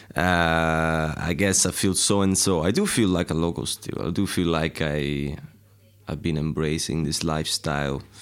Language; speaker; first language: English; non-native, fluent; Italian